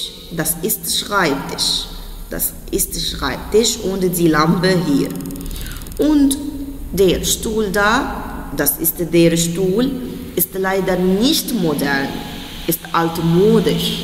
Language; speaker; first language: German; non-native, fluent; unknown